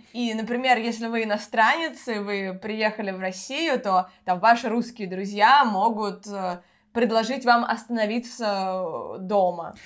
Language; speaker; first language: Russian; native; Russian